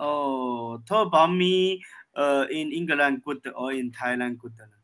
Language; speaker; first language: English; non-native, learner; Chinese